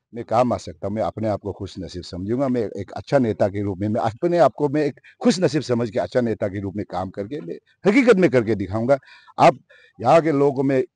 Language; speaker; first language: Hindi; non-native, local second language; Nyishi